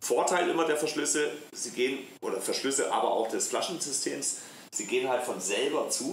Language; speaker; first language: German; native; German